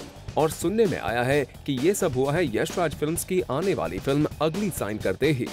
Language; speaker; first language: Hindi; native; Hindi